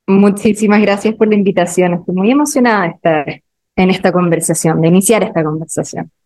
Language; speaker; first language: Spanish; native; Spanish